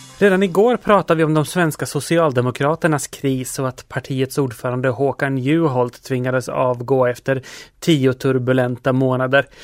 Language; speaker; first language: Swedish; native; Swedish